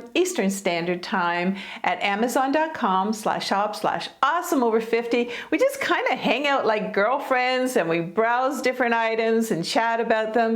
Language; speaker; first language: English; native; English